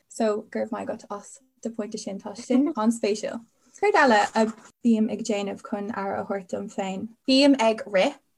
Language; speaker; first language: Irish; non-native, local second language; English